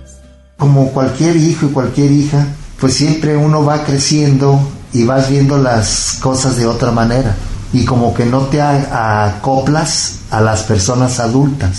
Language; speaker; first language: Spanish; native; Spanish